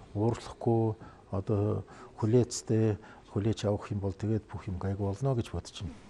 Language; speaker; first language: Mongolian; non-native, fluent; Russian